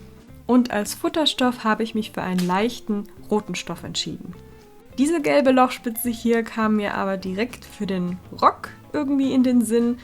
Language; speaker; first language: German; native; German